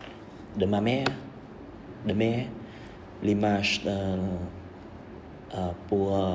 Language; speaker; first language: French; non-native, learner; Khmer